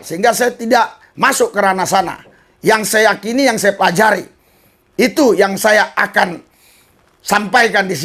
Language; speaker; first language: Indonesian; native; Indonesian